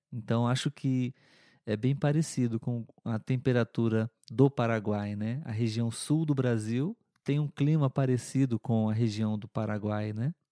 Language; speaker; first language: Portuguese; native; Portuguese